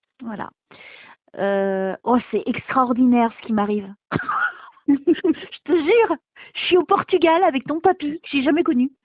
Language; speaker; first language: French; native; French